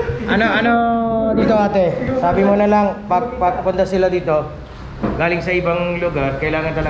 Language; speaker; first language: Filipino; non-native, learner; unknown